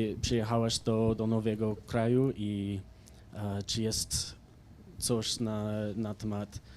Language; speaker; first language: Polish; early bilingual, heritage; English